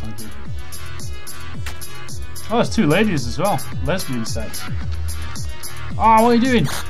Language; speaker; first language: English; native; English